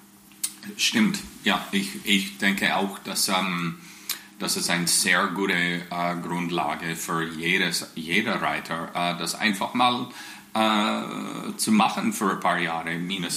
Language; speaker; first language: German; non-native, fluent; English